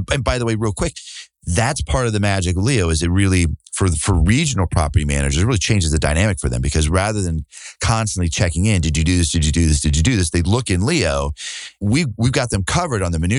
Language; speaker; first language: English; native; English